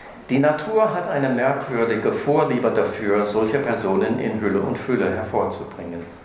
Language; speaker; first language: German; non-native, fluent; English